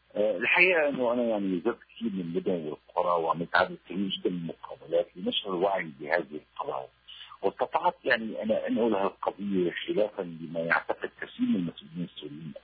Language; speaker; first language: Arabic; native; Arabic